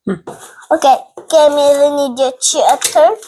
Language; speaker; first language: Albanian; early bilingual, heritage; Albanian